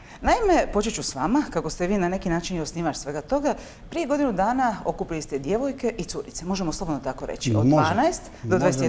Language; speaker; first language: Croatian; native; Croatian